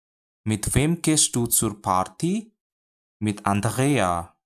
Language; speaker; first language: German; non-native, fluent; Indonesian